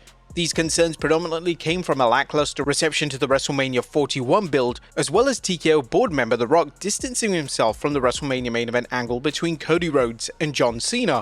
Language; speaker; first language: English; native; English